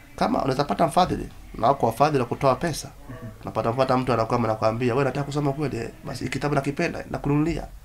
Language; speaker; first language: Swahili; non-native, local second language; Somali